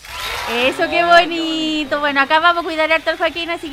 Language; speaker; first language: Spanish; native; Spanish